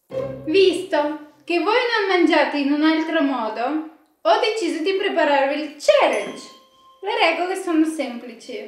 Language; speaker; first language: Italian; non-native, fluent; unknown